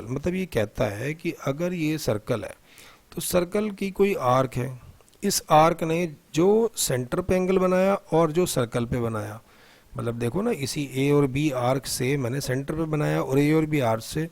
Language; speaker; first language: Hindi; native; Hindi